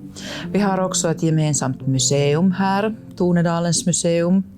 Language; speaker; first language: Swedish; non-native, local second language; Finnish